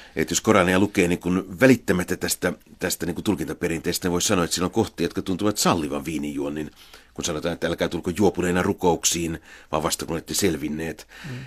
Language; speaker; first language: Finnish; native; Finnish